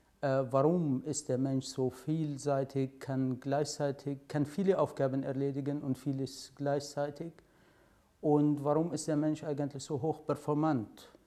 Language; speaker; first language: German; non-native, fluent; Arabic